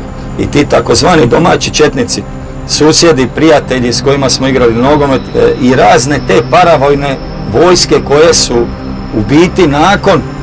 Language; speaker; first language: Croatian; native; Croatian